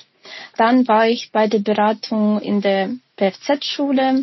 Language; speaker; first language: German; non-native, fluent; Ukrainian